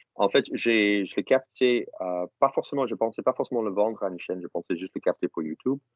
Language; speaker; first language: French; non-native, fluent; English